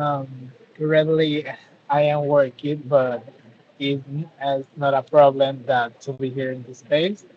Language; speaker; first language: English; non-native, learner; Spanish